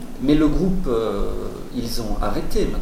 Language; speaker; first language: French; non-native, fluent; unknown